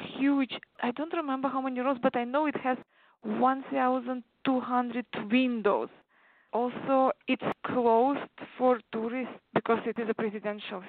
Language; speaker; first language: English; non-native, fluent; Tatar